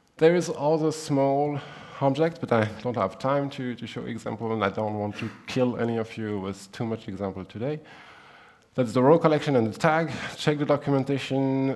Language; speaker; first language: English; non-native, fluent; German